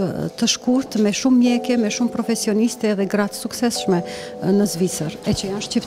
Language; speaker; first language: Albanian; native; Albanian